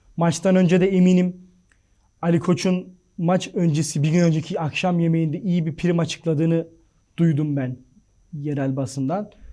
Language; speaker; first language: Turkish; native; Turkish